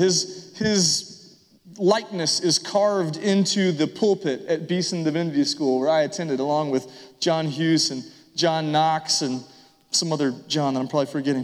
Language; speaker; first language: English; native; English